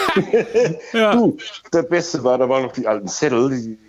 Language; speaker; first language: German; native; German